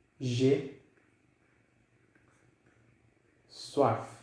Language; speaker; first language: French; non-native, fluent; Portuguese